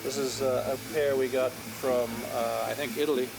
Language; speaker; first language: English; native; English